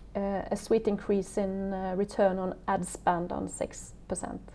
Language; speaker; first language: English; non-native, fluent; Norwegian